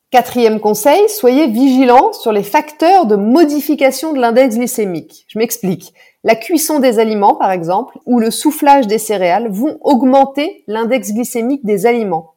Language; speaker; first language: French; native; French